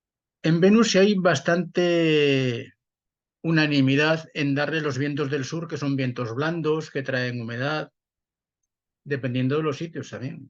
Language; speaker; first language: Spanish; native; Spanish